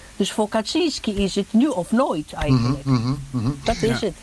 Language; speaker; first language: Dutch; non-native, fluent; Polish